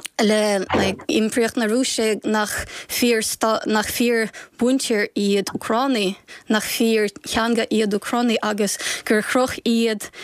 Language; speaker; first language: Irish; non-native, fluent; Ukrainian